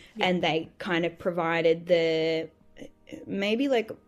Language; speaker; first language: English; native; English